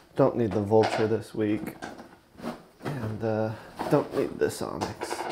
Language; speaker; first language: English; native; English